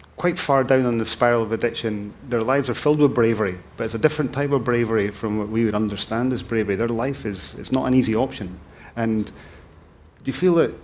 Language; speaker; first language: English; native; English